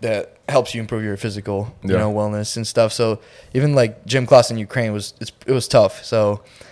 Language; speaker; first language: English; non-native, fluent; Ukrainian